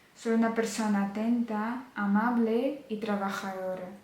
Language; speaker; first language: Spanish; non-native, fluent; Ukrainian